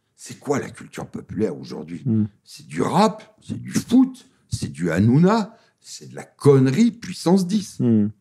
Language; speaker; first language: French; native; French